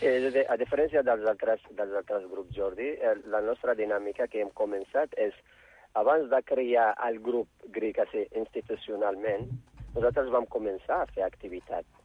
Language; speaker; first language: Catalan; non-native, fluent; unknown